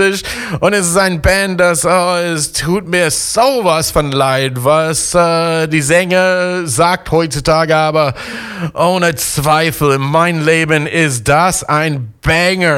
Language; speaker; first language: German; non-native, fluent; English